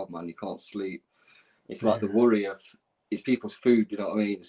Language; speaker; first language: English; native; English